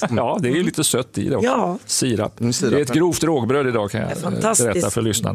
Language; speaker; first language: Swedish; native; Swedish